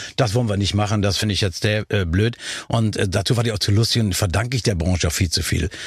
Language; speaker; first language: German; native; German